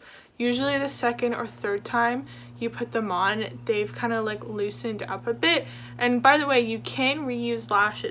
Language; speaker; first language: English; native; English